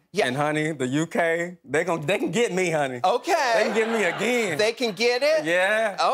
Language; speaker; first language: English; native; English